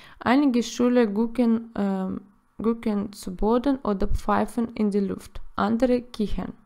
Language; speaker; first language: German; non-native, learner; Russian